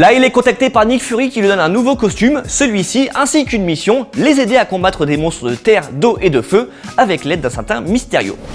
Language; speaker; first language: French; native; French